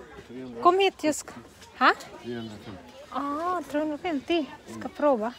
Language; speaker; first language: Swedish; non-native, learner; Cebuano